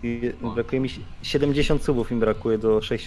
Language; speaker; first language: Polish; native; Polish